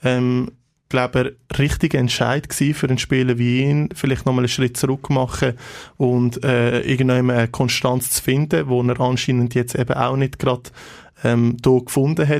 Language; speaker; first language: German; native; German